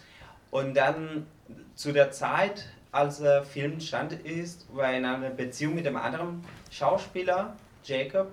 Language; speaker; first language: German; non-native, fluent; Spanish